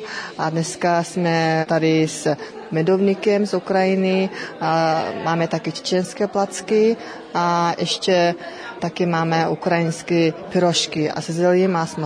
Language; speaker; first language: Czech; non-native, fluent; Mongolian